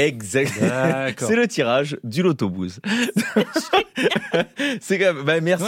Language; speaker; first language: French; native; French